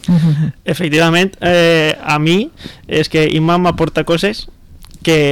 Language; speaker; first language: Catalan; native; Catalan